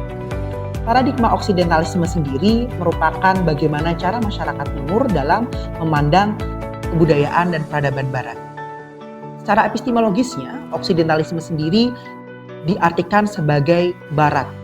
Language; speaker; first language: Indonesian; native; Indonesian